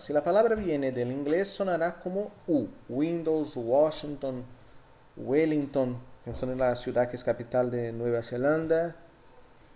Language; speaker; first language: Spanish; non-native, fluent; Portuguese